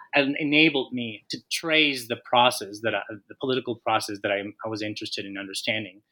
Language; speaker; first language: English; non-native, fluent; Spanish